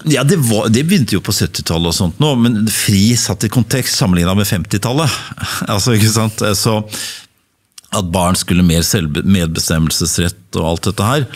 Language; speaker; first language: Norwegian; native; Norwegian